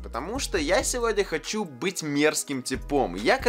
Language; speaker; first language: Russian; native; Russian